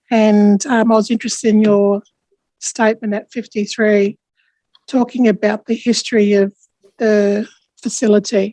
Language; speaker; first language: English; native; English